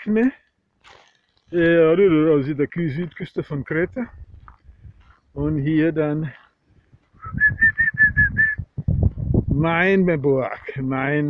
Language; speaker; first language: German; non-native, fluent; Czech